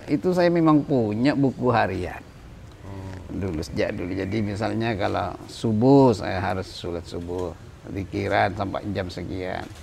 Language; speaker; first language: Indonesian; non-native, local second language; Madurese